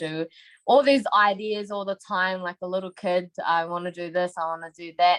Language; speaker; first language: English; native; English